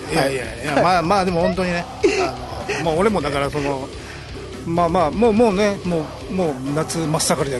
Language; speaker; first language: Japanese; native; Japanese